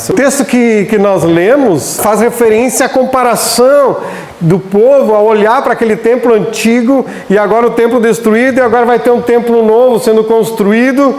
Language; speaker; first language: Portuguese; native; Portuguese